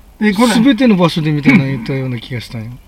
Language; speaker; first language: Japanese; native; Japanese